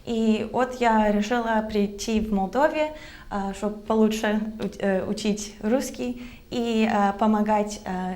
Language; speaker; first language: Russian; non-native, learner; English